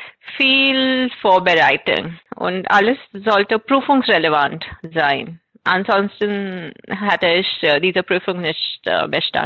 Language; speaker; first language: German; non-native, fluent; Marathi